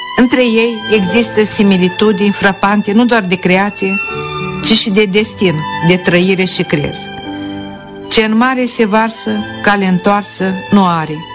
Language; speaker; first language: Romanian; native; Romanian